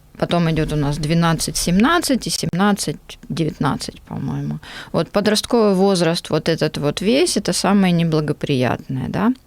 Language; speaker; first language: Russian; native; Russian